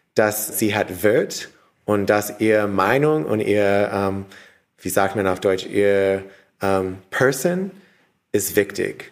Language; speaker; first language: German; non-native, learner; English